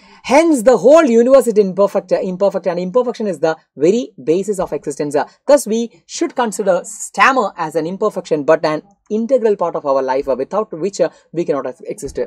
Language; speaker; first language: English; non-native, local second language; Malayalam